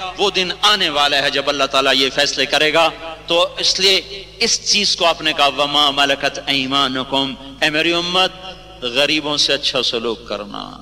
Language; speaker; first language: Urdu; non-native, local second language; Punjabi